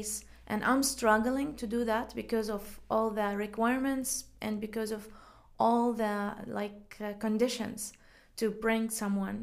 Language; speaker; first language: English; non-native, fluent; Arabic